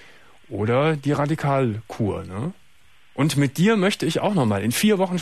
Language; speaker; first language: German; native; German